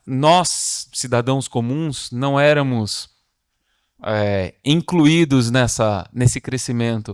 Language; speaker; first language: Portuguese; native; Portuguese